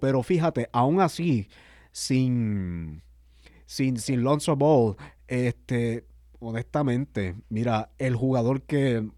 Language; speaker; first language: Spanish; native; Spanish